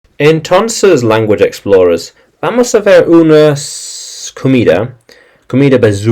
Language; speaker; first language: Spanish; non-native, learner; English